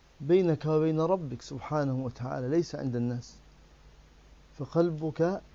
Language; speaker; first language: Arabic; native; Arabic